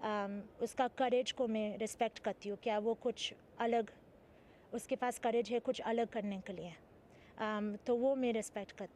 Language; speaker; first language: Hindi; early bilingual, heritage; English